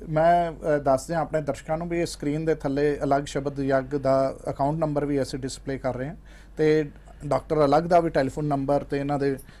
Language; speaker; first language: Punjabi; native; Punjabi